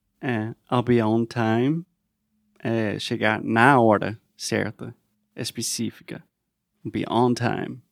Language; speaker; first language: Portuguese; non-native, fluent; English